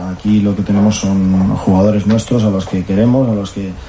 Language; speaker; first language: Spanish; native; Spanish